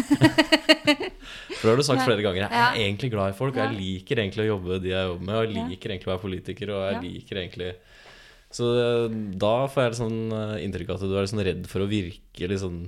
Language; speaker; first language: Norwegian; native; Norwegian